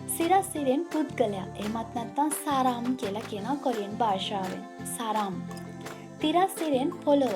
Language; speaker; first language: Sinhala; native; Sinhala